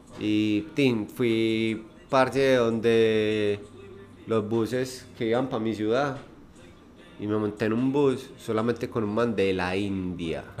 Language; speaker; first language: Spanish; native; Spanish